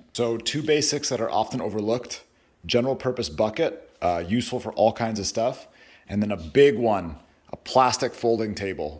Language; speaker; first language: English; native; English